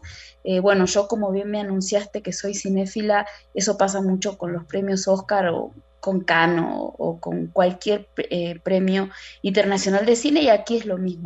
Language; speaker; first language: Spanish; native; Spanish